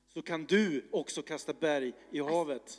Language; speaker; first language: Swedish; early bilingual, other home language; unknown